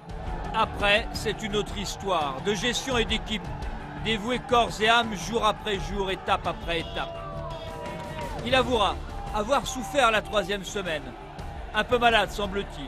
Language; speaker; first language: French; native; French